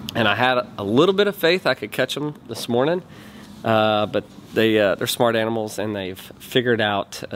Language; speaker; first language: English; native; English